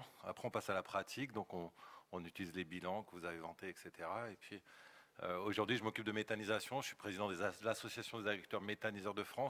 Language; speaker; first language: French; native; French